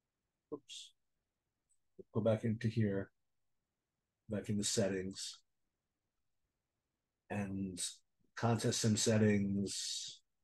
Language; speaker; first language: English; native; English